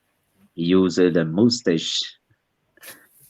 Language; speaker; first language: English; non-native, learner; Portuguese